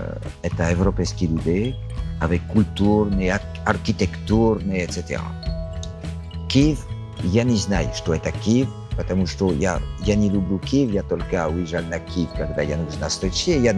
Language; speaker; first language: Russian; non-native, learner; French